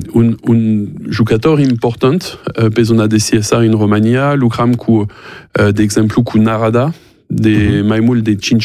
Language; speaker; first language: Romanian; non-native, fluent; French